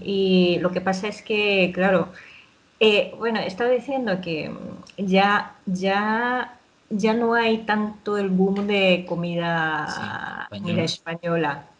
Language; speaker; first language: Spanish; non-native, fluent; Japanese